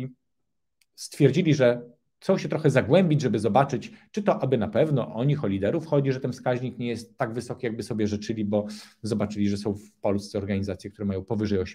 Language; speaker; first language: Polish; native; Polish